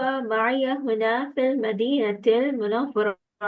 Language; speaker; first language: Arabic; non-native, learner; Urdu